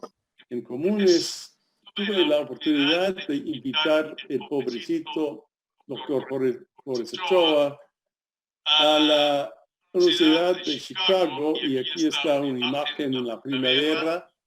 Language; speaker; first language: Spanish; non-native, fluent; English